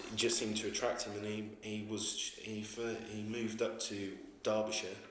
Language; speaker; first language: English; native; English